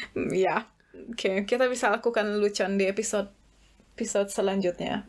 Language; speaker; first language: Indonesian; native; Indonesian